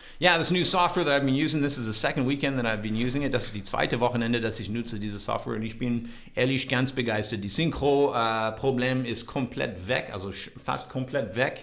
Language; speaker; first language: German; non-native, learner; English